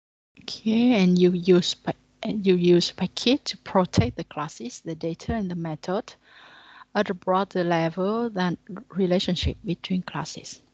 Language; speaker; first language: English; non-native, learner; Vietnamese